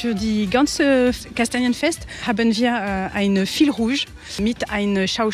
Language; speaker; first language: German; non-native, learner; French